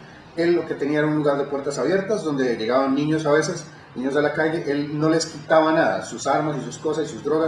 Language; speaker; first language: Spanish; native; Spanish